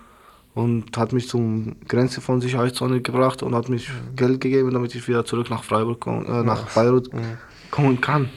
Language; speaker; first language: German; non-native, learner; Arabic